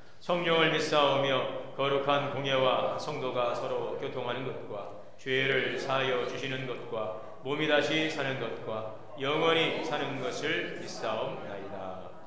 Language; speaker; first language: Korean; native; Korean